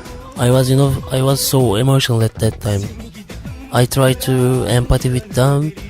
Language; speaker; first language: English; non-native, learner; Turkish